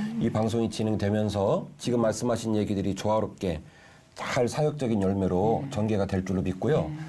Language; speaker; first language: Korean; native; Korean